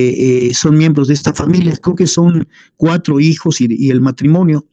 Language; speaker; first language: Spanish; native; Spanish